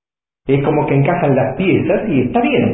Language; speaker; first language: Spanish; native; Spanish